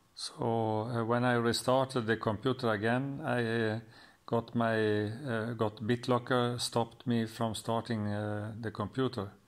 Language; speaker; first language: English; non-native, fluent; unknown